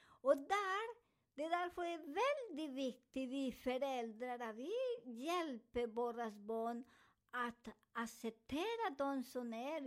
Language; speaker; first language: Swedish; non-native, fluent; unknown